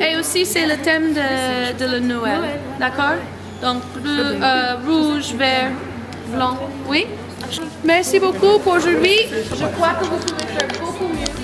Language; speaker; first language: French; non-native, learner; English